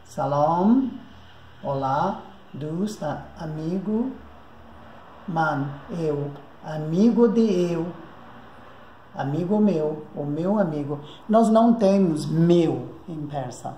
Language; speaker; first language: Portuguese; non-native, fluent; Persian